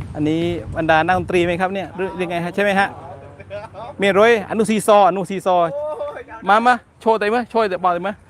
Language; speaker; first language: Thai; non-native, local second language; Northern Khmer